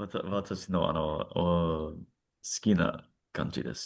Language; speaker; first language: Japanese; non-native, learner; English